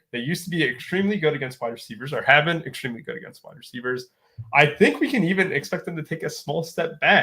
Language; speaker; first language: English; native; English